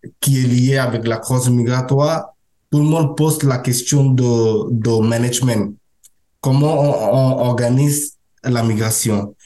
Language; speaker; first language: French; non-native, learner; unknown